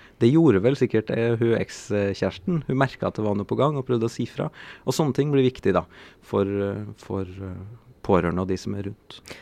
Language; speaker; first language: Norwegian; native; Norwegian